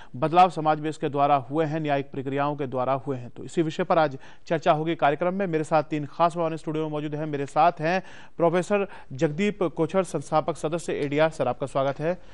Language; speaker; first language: Hindi; native; Hindi